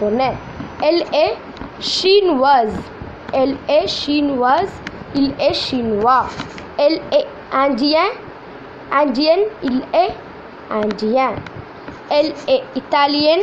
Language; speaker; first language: French; non-native, fluent; Tamil